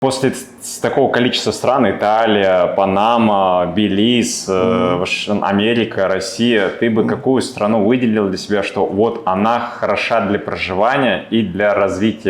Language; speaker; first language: Russian; native; Russian